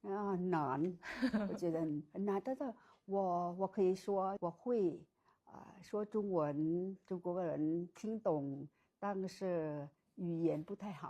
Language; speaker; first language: Chinese; non-native, learner; Thai